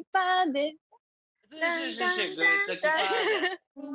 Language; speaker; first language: Chinese; non-native, learner; Japanese